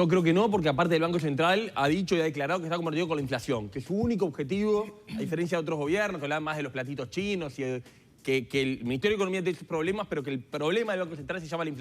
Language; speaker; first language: Spanish; native; Spanish